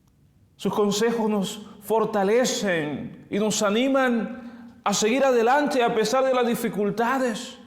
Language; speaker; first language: Spanish; native; Spanish